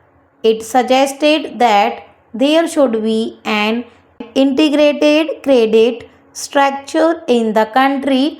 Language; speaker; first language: English; non-native, local second language; Hindi